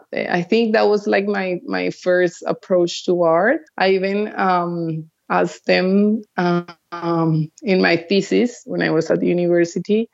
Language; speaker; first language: English; early bilingual, other home language; Spanish